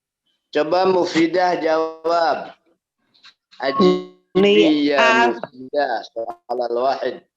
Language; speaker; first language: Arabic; non-native, fluent; Indonesian